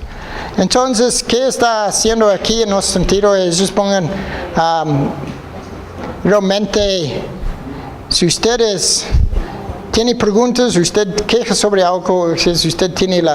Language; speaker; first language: Spanish; non-native, fluent; English